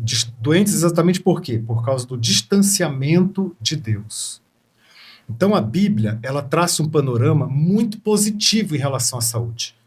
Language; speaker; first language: Portuguese; native; Portuguese